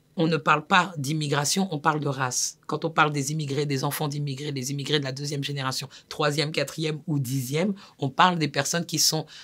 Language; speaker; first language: French; native; French